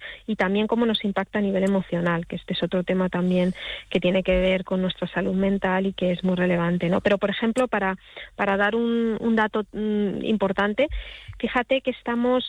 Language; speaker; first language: Spanish; native; Spanish